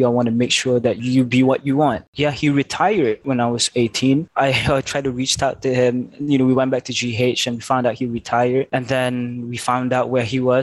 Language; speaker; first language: English; non-native, local second language; Malay